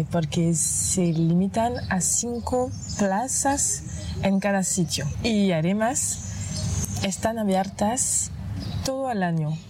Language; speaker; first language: Spanish; non-native, fluent; French